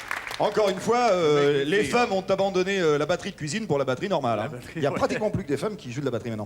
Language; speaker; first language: French; native; French